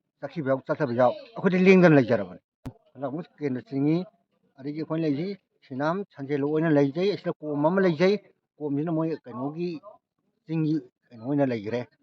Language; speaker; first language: Manipuri; native; Manipuri